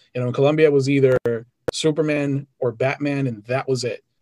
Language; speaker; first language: English; early bilingual, other home language; Spanish